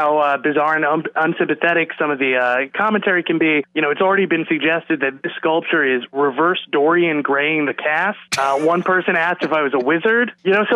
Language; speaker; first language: English; native; English